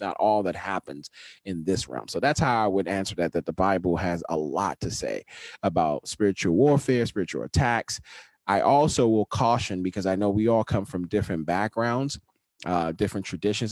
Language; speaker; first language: English; non-native, local second language; Yoruba